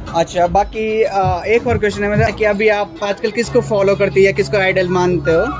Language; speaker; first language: Hindi; non-native, local second language; Garhwali